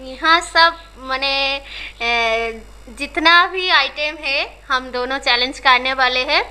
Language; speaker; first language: Hindi; non-native, local second language; Bangla